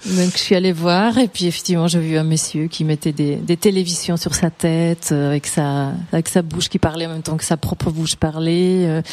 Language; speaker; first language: French; non-native, fluent; Spanish